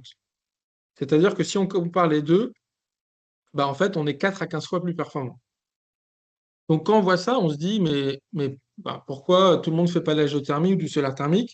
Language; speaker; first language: French; native; French